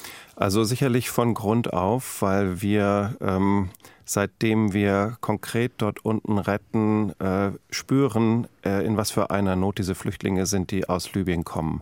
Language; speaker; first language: German; native; German